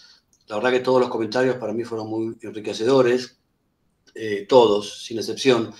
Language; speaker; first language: Spanish; native; Spanish